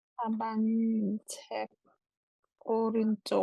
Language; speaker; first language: Korean; non-native, fluent; Thai